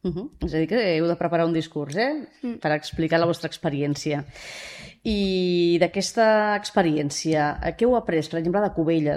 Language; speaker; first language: Catalan; native; Catalan